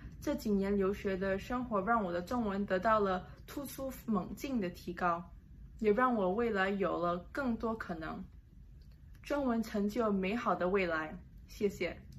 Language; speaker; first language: Chinese; non-native, local second language; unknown